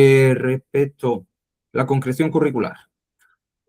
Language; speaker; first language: Spanish; native; Spanish